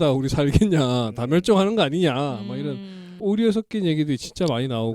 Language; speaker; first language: Korean; native; Korean